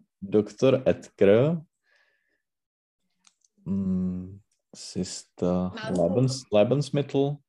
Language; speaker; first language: German; non-native, learner; Czech